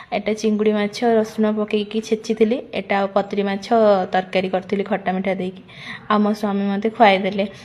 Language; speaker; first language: Odia; native; Odia